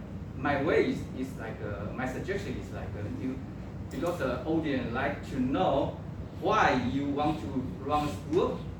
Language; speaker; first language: English; non-native, local second language; Chinese